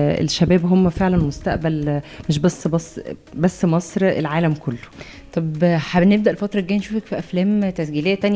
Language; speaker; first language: Arabic; native; Arabic